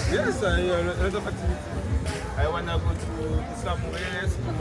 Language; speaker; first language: English; non-native, learner; French